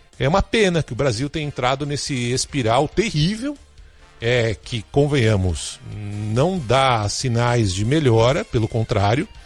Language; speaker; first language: Portuguese; native; Portuguese